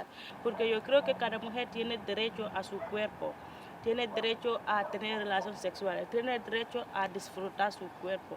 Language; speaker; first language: Spanish; non-native, fluent; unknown